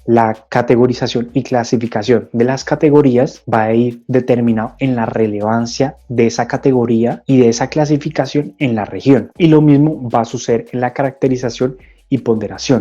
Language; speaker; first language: Spanish; native; Spanish